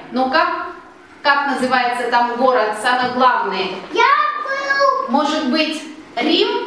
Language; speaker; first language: Russian; native; Russian